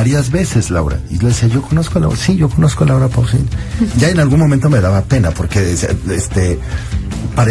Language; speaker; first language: Spanish; native; Spanish